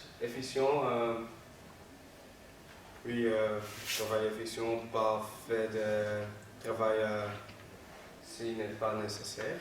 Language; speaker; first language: French; non-native, learner; Dutch